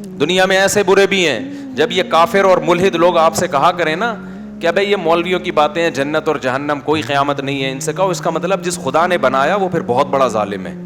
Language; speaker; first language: Urdu; native; Urdu